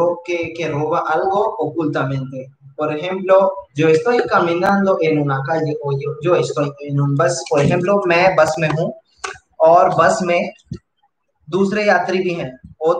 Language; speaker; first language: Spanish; non-native, fluent; Hindi